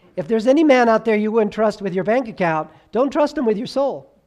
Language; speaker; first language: English; native; English